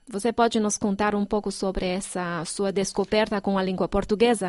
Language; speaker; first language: Portuguese; non-native, fluent; Chinese